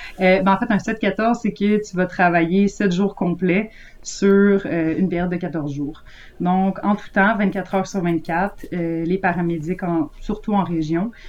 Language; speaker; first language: French; native; French